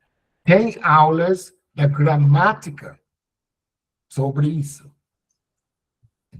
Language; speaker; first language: Portuguese; non-native, learner; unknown